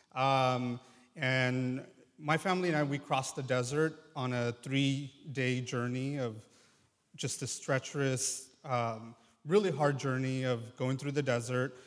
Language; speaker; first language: English; early bilingual, other home language; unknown